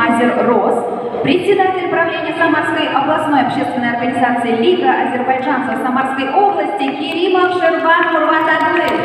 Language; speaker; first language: Russian; native; Russian